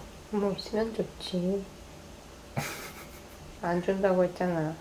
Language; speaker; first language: Korean; non-native, fluent; Russian